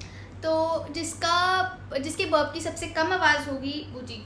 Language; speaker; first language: Hindi; native; Hindi